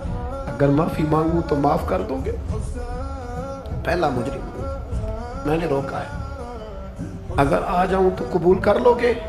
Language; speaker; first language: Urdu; non-native, local second language; Punjabi